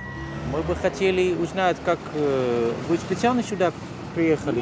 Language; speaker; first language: Russian; non-native, fluent; Dutch